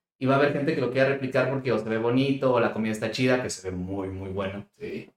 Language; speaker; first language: Spanish; native; Spanish